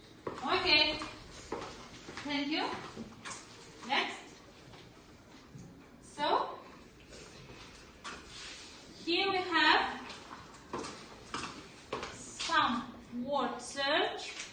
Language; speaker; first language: English; non-native, learner; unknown